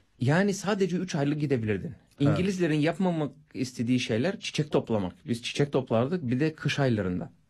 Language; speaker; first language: Turkish; non-native, fluent; Bulgarian